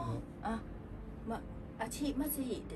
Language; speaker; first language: Japanese; non-native, learner; Thai